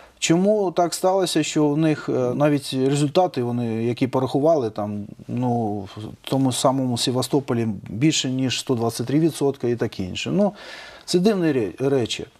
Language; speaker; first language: Ukrainian; non-native, local second language; Russian